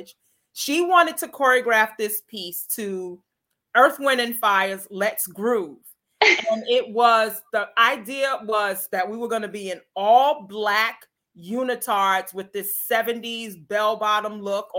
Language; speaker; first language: English; native; English